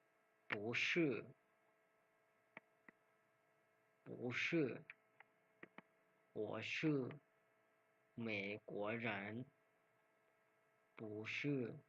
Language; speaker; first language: Chinese; non-native, fluent; Hmong